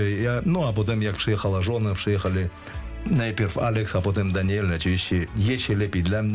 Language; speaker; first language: Polish; non-native, fluent; Russian